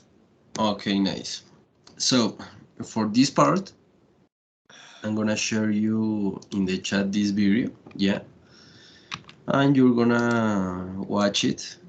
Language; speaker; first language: English; non-native, learner; Spanish